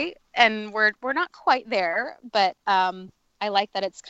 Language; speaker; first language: English; native; English